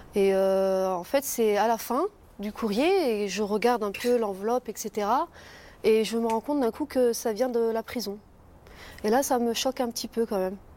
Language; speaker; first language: French; early bilingual, other home language; Kurdish